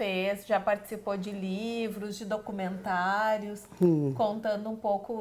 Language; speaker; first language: Portuguese; native; Portuguese